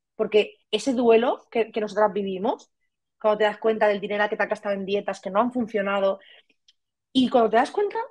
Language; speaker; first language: Spanish; native; Spanish